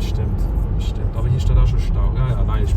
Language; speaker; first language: German; native; German